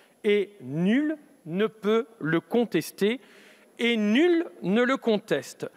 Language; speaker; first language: French; native; French